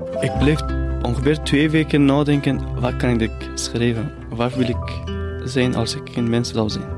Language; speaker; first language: Dutch; non-native, fluent; Persian